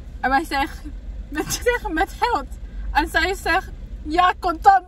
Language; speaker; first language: Dutch; early bilingual, heritage; Dutch